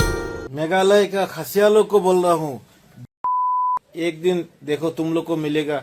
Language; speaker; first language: Hindi; non-native, local second language; Assamese